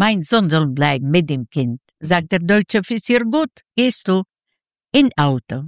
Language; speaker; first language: German; non-native, learner; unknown